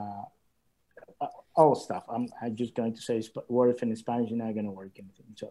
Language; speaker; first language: English; non-native, learner; Spanish